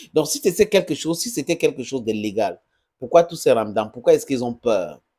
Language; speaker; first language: French; non-native, local second language; English